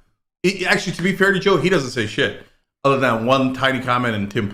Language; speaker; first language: English; native; English